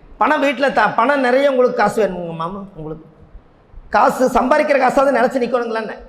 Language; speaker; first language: Tamil; native; Tamil